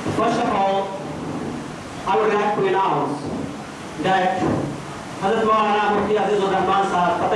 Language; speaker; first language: English; non-native, local second language; Urdu